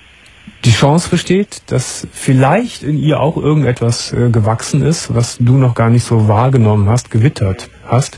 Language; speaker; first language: German; native; German